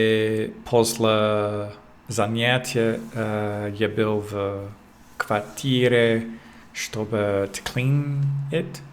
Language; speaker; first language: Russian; non-native, learner; English